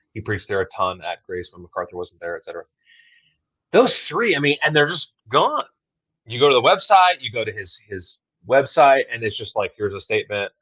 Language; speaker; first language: English; native; English